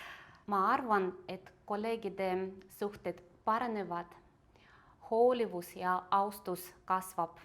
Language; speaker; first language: Estonian; non-native, local second language; Russian